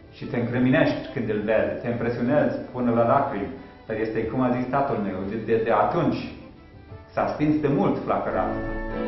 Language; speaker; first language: Romanian; non-native, fluent; English